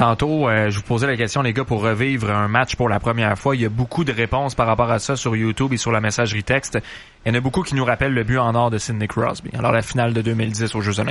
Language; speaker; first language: French; native; French